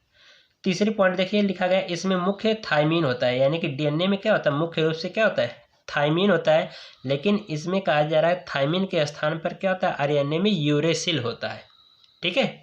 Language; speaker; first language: Hindi; native; Hindi